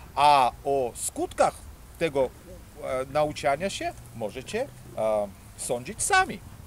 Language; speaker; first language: Polish; non-native, fluent; Georgian